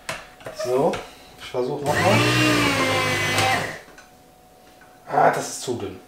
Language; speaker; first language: German; native; German